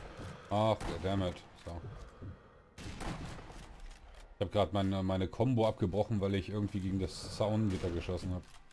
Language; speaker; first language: German; native; German